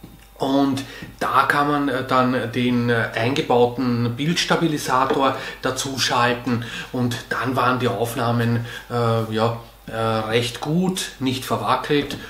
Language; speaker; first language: German; native; German